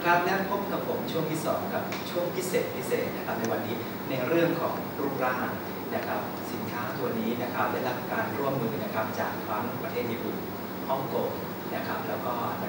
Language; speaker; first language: Thai; native; Thai